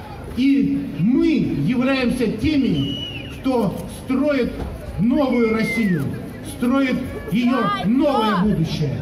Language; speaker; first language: Russian; native; Russian